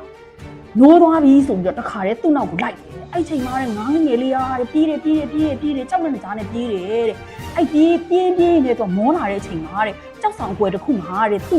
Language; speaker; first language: Burmese; native; Burmese